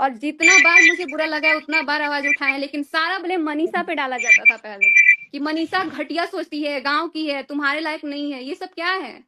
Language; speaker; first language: Hindi; native; Hindi